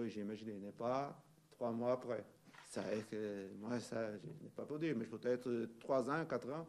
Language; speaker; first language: French; non-native, learner; Portuguese